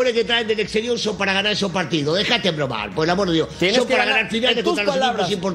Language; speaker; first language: Spanish; native; Spanish